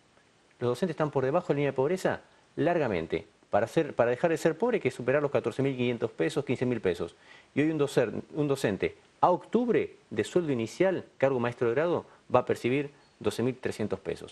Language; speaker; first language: Spanish; native; Spanish